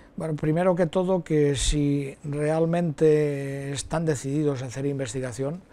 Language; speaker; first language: Spanish; native; Spanish